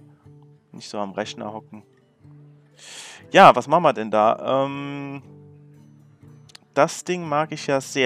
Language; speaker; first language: German; native; German